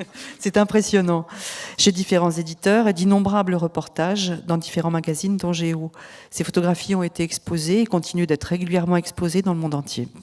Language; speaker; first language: French; native; French